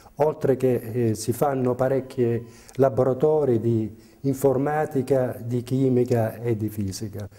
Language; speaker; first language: Italian; native; Italian